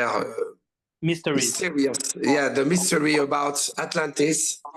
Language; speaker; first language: English; non-native, learner; French